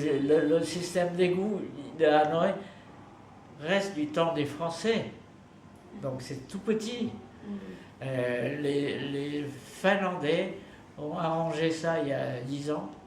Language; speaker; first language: French; non-native, fluent; Vietnamese